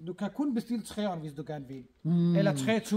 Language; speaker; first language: Danish; non-native, fluent; Kurdish